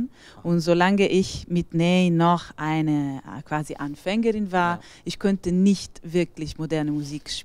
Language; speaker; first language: German; non-native, fluent; Italian